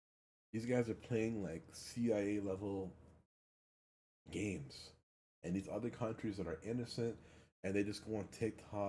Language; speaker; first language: English; early bilingual, other home language; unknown